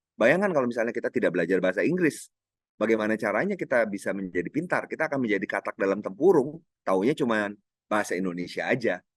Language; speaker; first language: Indonesian; non-native, local second language; Minangkabau